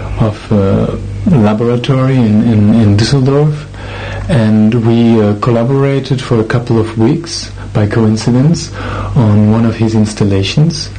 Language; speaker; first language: English; non-native, fluent; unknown